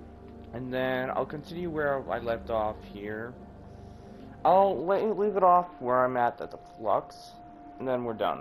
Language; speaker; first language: English; native; English